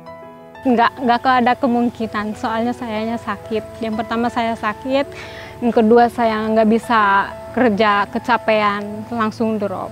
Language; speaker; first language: Indonesian; non-native, local second language; Sundanese